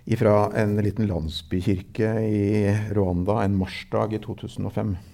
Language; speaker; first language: Norwegian; native; Norwegian